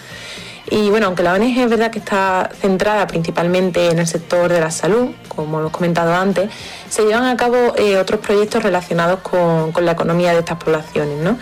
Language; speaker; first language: Spanish; native; Spanish